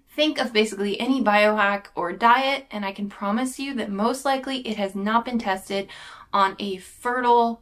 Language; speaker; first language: English; native; English